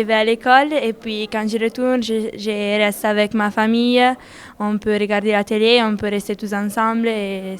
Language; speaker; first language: French; non-native, learner; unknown